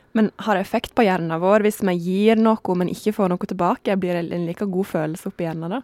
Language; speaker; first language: Norwegian; native; Norwegian